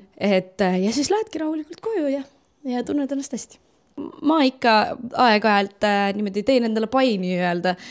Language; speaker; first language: Estonian; non-native, local second language; Russian